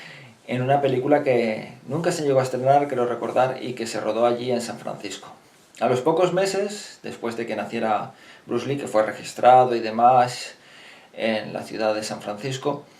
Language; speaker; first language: Spanish; native; Spanish